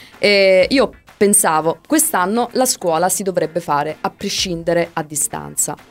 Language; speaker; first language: Italian; native; Italian